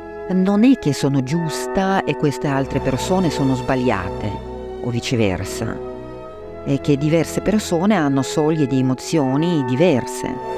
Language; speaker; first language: Italian; non-native, fluent; Russian